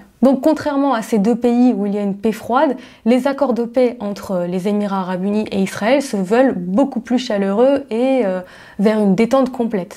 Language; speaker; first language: French; native; French